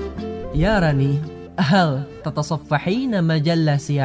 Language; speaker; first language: Arabic; non-native, fluent; Indonesian